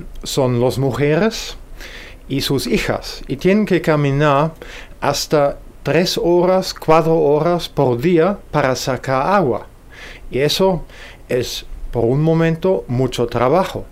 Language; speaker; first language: Spanish; non-native, fluent; German